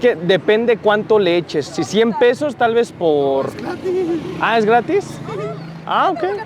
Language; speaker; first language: Spanish; native; Spanish